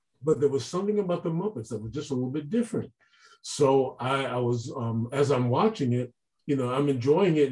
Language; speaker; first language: English; native; English